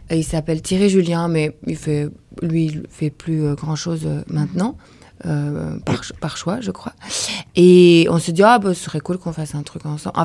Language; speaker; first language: French; early bilingual, other home language; Lithuanian